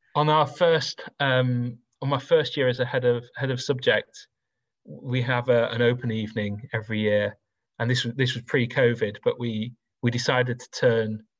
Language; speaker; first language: English; native; English